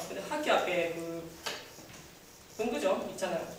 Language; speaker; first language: Korean; non-native, learner; Japanese